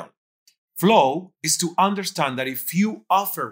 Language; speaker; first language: English; non-native, fluent; Spanish